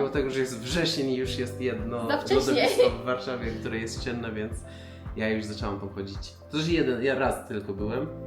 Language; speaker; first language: Polish; non-native, fluent; Persian